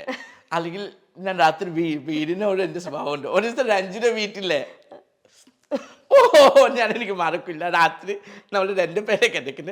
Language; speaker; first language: Malayalam; non-native, fluent; Assamese